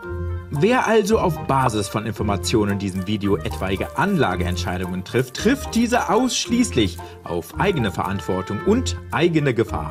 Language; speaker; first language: German; native; German